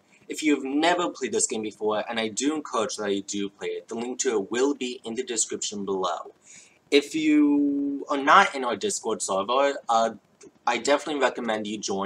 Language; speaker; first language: English; native; English